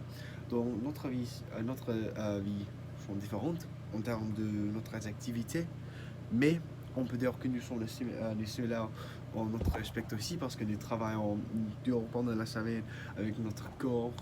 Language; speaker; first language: French; non-native, learner; English